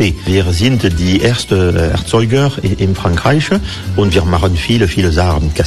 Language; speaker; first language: German; non-native, learner; French